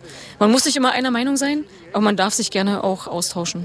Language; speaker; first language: German; native; German